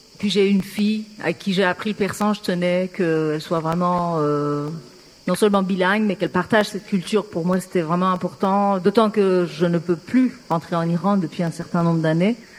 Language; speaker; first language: French; non-native, fluent; Persian